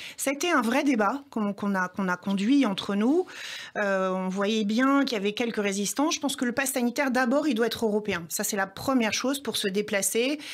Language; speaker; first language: French; native; French